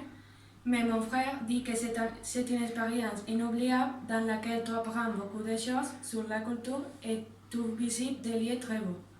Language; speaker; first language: French; non-native, learner; Spanish